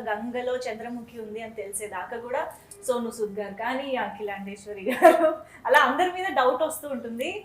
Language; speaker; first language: Telugu; native; Telugu